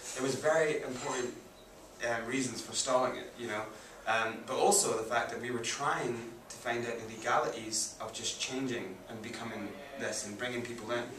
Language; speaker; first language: English; native; English